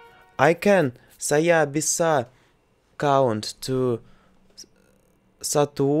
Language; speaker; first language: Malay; non-native, learner; Russian